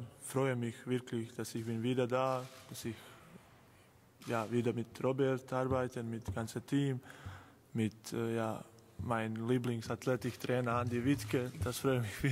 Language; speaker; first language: German; non-native, learner; Croatian